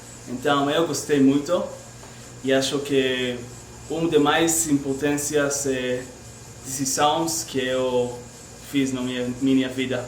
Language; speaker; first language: Portuguese; non-native, learner; Hebrew